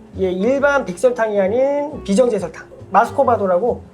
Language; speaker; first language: Korean; native; Korean